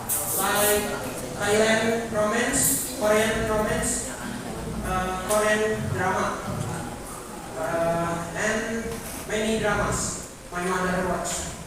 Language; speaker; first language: English; non-native, learner; Indonesian